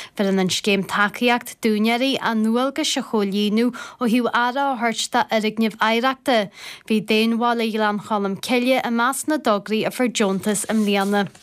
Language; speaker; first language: Irish; native; Irish